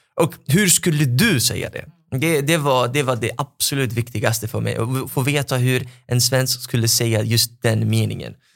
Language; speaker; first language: Swedish; non-native, fluent; Arabic